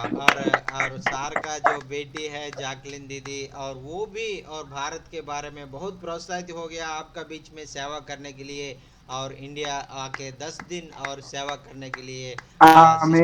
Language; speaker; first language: Hindi; non-native, local second language; Telugu